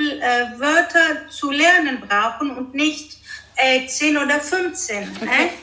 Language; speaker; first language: German; non-native, fluent; Greek